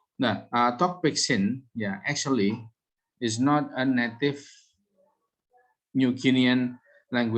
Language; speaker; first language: English; non-native, fluent; Indonesian